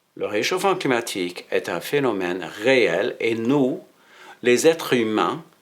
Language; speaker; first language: French; non-native, fluent; English